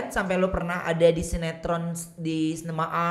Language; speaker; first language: Indonesian; native; Indonesian